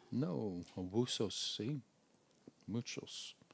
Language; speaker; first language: Spanish; non-native, learner; English